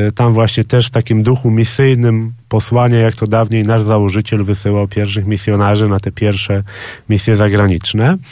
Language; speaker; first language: Polish; native; Polish